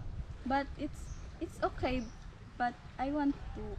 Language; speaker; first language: English; non-native, learner; Cebuano